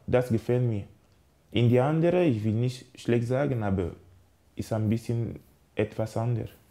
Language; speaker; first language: German; non-native, learner; French